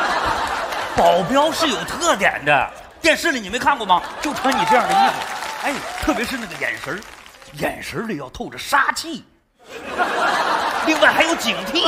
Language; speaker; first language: Chinese; native; Chinese